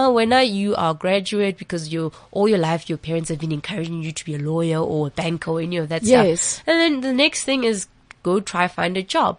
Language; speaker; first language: English; non-native, local second language; Southern Sotho